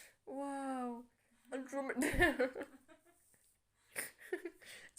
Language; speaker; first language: French; native; French